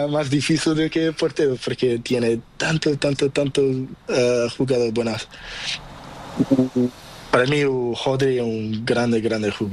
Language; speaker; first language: Spanish; non-native, learner; Portuguese